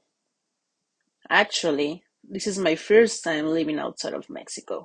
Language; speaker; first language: English; non-native, fluent; Spanish